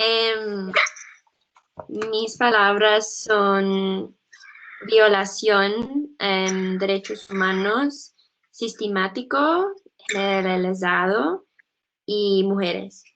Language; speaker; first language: Spanish; non-native, learner; English